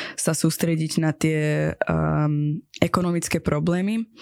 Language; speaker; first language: Slovak; non-native, fluent; Persian